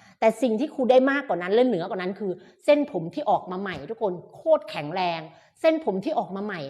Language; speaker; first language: Thai; native; Thai